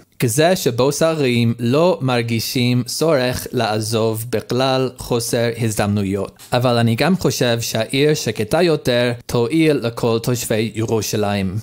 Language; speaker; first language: Hebrew; non-native, learner; English